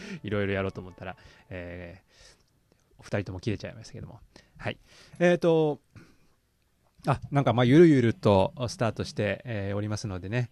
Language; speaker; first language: Japanese; native; Japanese